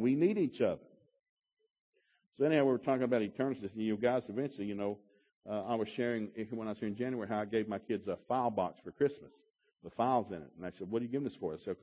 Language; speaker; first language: English; native; English